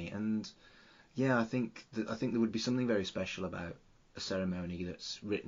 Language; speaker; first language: English; native; English